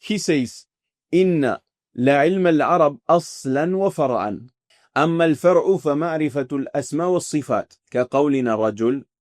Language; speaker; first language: Arabic; non-native, fluent; English